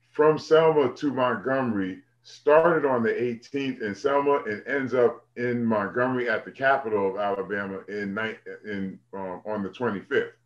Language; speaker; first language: English; native; English